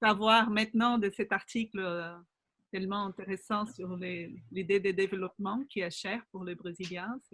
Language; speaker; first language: French; non-native, fluent; Portuguese